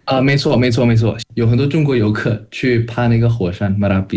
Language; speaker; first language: Chinese; non-native, fluent; Indonesian